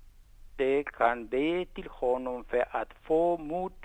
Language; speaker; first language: Swedish; non-native, fluent; Spanish